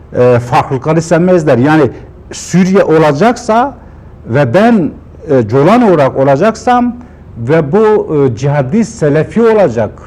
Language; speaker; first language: Turkish; non-native, local second language; Kurdish